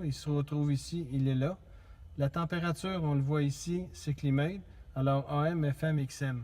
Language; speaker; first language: French; native; French